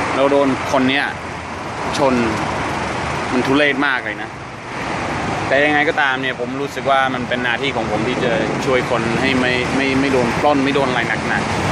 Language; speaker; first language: Thai; non-native, fluent; English